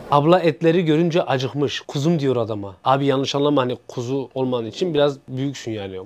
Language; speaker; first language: Turkish; native; Turkish